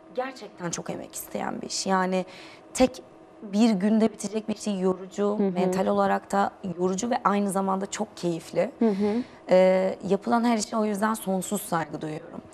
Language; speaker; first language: Turkish; native; Turkish